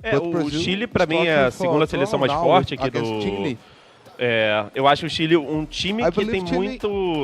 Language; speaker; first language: Portuguese; native; Portuguese